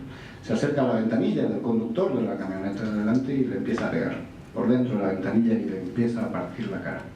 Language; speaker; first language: Spanish; native; Spanish